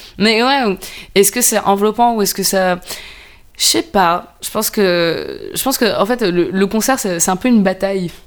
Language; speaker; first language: French; non-native, local second language; Arabic